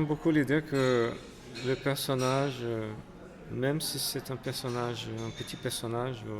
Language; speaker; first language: French; non-native, fluent; Portuguese